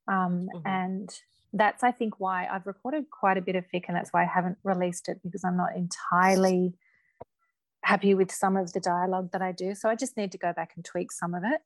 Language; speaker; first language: English; native; English